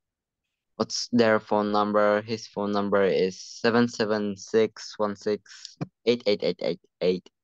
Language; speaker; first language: English; non-native, learner; Vietnamese